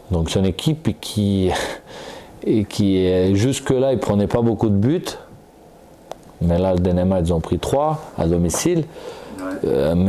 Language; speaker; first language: French; non-native, fluent; Portuguese